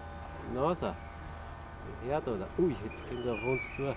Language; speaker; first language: German; native; German